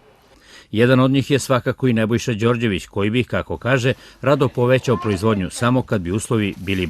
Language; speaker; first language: Serbian; native; Serbian